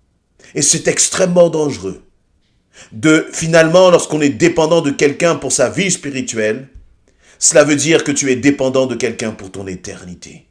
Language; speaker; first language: French; native; French